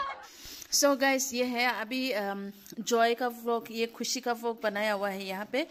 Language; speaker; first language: Hindi; non-native, local second language; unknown